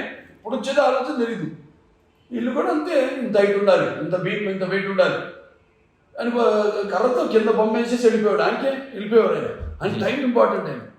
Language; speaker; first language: Telugu; native; Telugu